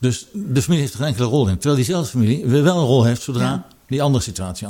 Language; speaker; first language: Dutch; native; Dutch